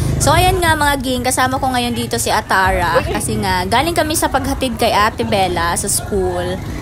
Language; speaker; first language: Filipino; non-native, local second language; Cebuano